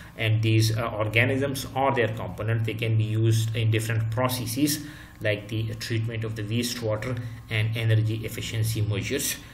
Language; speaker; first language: English; non-native, local second language; Urdu